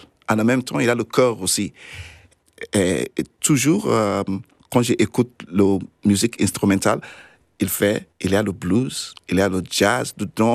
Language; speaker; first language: French; non-native, learner; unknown